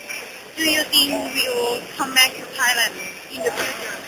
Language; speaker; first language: English; non-native, learner; Thai